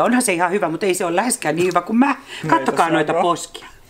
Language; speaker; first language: Finnish; native; Finnish